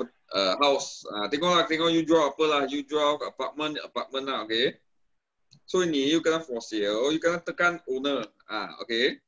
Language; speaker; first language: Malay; non-native, local second language; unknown